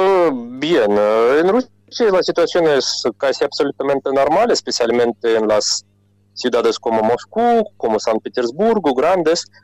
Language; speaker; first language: Spanish; non-native, fluent; Russian